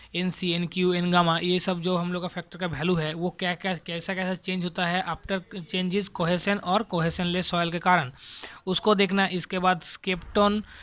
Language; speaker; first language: Hindi; non-native, local second language; Bangla